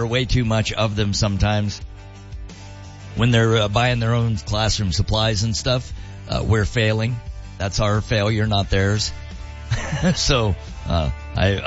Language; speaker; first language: English; native; English